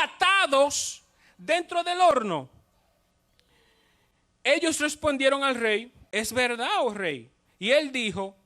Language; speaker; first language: Spanish; native; Spanish